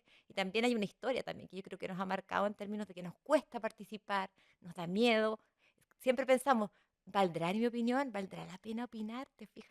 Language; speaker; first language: Spanish; native; Spanish